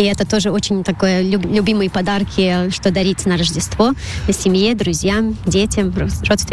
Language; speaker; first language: Russian; non-native, local second language; Latvian